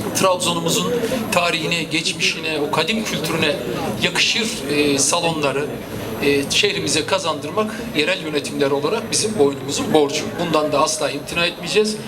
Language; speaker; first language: Turkish; native; Turkish